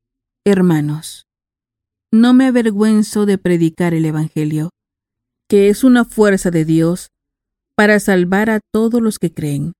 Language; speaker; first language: Spanish; native; Spanish